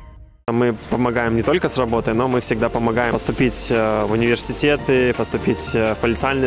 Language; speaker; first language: Russian; native; Russian